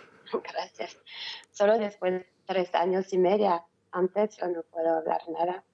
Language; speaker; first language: Spanish; non-native, learner; French